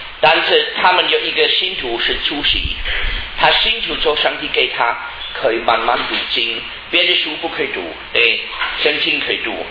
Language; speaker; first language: Chinese; non-native, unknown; German